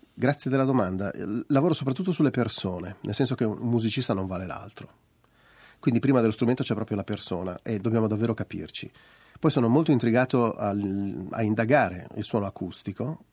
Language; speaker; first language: Italian; native; Italian